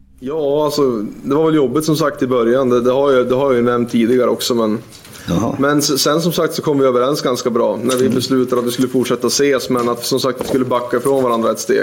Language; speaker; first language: Swedish; native; Swedish